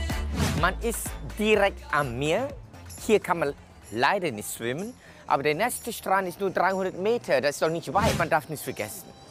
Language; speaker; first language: German; non-native, fluent; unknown